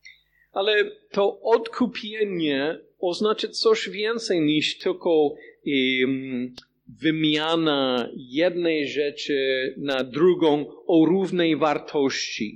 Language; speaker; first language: Polish; non-native, fluent; English